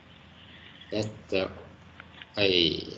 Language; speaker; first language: English; non-native, learner; Vietnamese